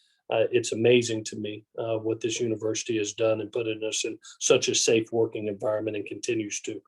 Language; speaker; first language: English; native; English